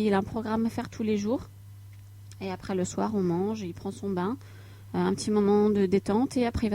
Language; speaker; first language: French; native; French